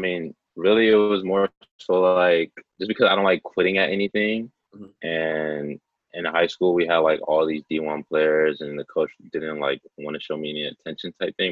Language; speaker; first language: English; native; English